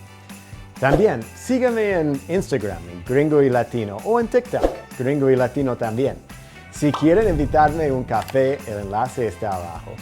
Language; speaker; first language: Spanish; non-native, fluent; English